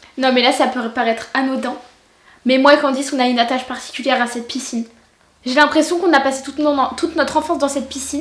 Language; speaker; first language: French; native; French